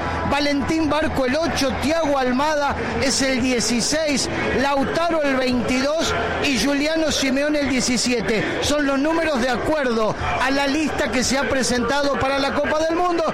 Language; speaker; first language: Spanish; native; Spanish